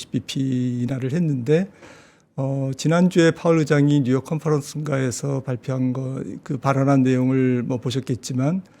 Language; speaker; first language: Korean; native; Korean